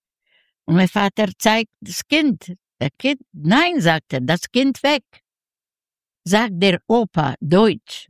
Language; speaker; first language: German; non-native, fluent; Yiddish